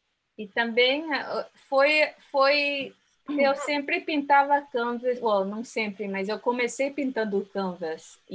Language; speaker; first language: Portuguese; early bilingual, heritage; Portuguese